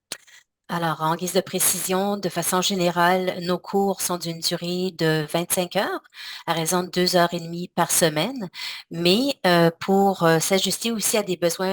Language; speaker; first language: French; native; French